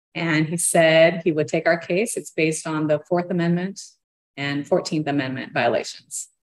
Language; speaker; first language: English; early bilingual, other home language; Portuguese